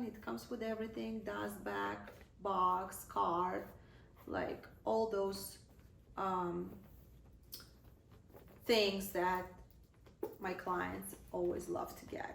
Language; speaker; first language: English; non-native, fluent; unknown